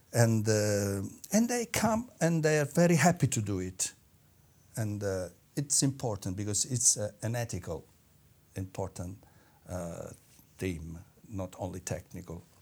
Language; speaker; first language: English; non-native, fluent; Italian